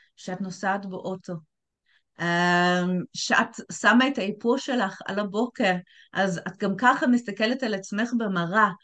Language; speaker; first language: Hebrew; non-native, fluent; English